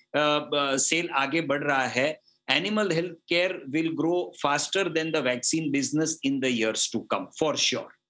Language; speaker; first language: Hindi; non-native, local second language; Gujarati